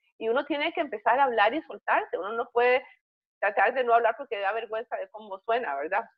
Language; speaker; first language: Spanish; native; Spanish